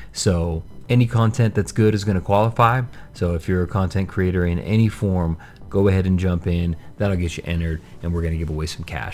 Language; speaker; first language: English; native; English